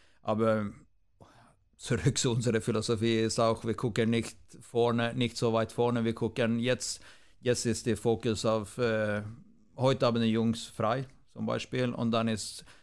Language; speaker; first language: German; non-native, fluent; Swedish